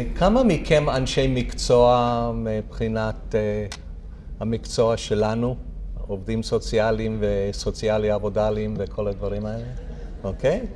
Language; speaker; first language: Hebrew; non-native, fluent; English